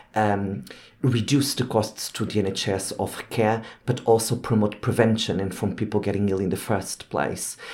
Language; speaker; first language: English; non-native, fluent; Portuguese